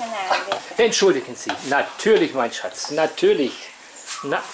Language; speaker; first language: German; native; German